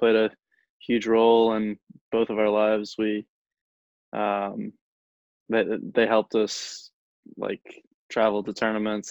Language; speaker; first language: English; native; English